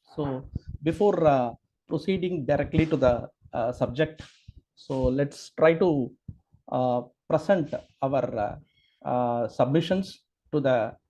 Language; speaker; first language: English; non-native, local second language; Tamil